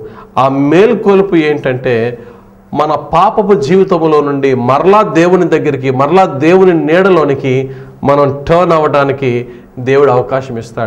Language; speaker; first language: Telugu; native; Telugu